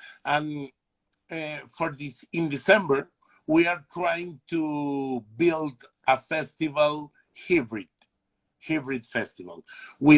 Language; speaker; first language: English; non-native, learner; Spanish